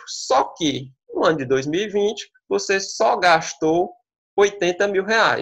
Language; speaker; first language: Portuguese; native; Portuguese